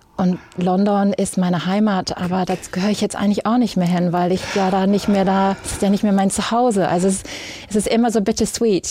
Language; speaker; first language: German; early bilingual, other home language; English